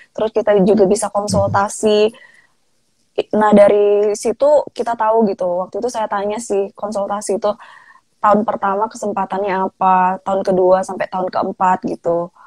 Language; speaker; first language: Indonesian; native; Indonesian